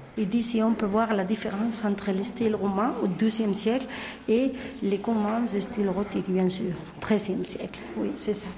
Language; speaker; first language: French; non-native, fluent; Spanish